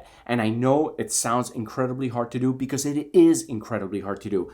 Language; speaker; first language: English; native; English